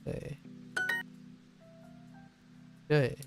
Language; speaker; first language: Chinese; non-native, learner; English